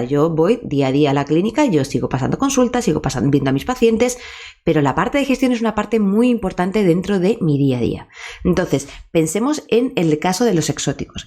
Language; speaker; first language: Spanish; native; Spanish